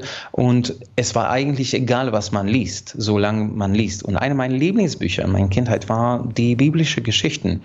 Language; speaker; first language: German; non-native, fluent; Hungarian